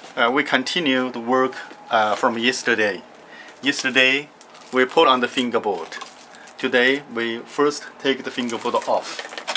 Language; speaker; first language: English; non-native, fluent; Chinese